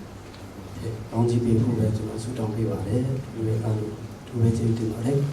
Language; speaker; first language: Burmese; non-native, local second language; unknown